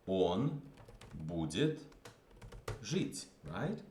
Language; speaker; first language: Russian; non-native, fluent; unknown